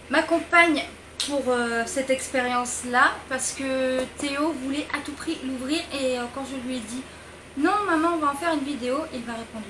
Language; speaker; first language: French; native; French